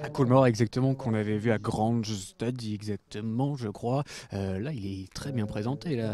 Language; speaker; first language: French; native; French